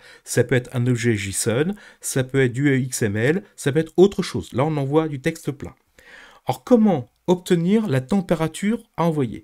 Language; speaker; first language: French; native; French